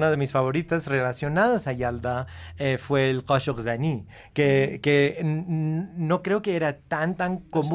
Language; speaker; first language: Spanish; non-native, fluent; English